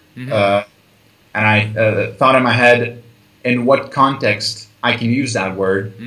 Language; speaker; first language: English; early bilingual, other home language; Chechen